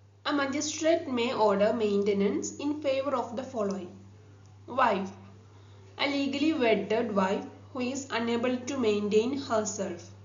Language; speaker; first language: English; non-native, local second language; Malayalam